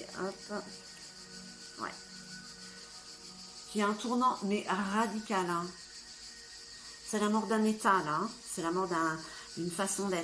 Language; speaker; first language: French; native; French